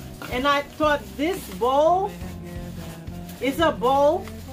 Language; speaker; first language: English; non-native, fluent; Haitian Creole